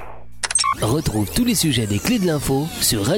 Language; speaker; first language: French; native; French